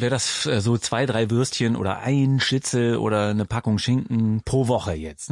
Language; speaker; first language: German; native; German